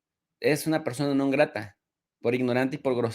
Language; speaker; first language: Spanish; native; Spanish